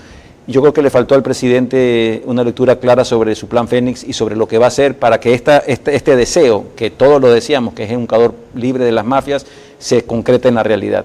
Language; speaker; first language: Spanish; native; Spanish